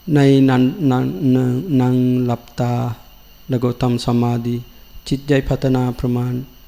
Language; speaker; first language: Thai; non-native, learner; Sinhala